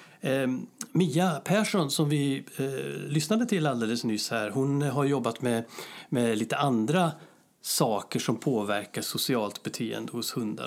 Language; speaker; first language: Swedish; native; Swedish